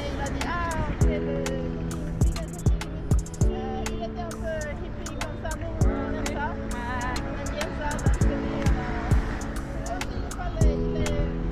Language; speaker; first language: French; non-native, learner; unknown